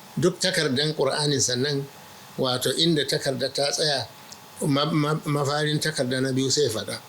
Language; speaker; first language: Hausa; non-native, local second language; Arabic